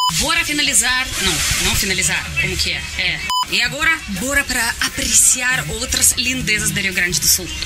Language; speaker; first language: Portuguese; non-native, fluent; Russian